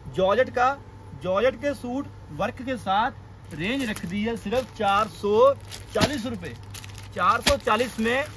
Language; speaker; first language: Hindi; non-native, local second language; Punjabi